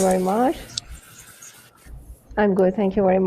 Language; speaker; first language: English; non-native, learner; Persian